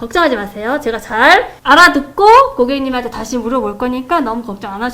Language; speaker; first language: Korean; native; Korean